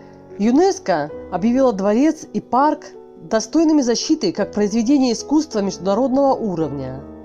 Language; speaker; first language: Russian; native; Russian